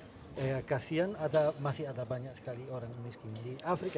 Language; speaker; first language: Indonesian; non-native, fluent; Dutch